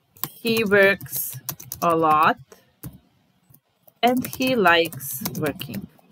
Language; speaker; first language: English; non-native, fluent; Serbian